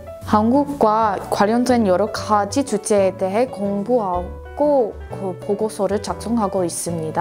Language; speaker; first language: Korean; non-native, fluent; English